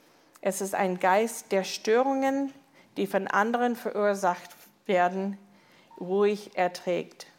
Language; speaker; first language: German; non-native, fluent; English